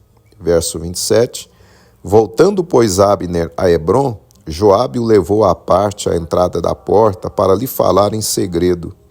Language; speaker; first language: Portuguese; native; Portuguese